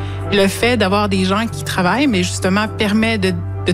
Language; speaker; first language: French; native; French